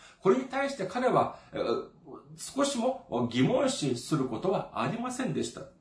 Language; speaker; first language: Japanese; non-native, fluent; Korean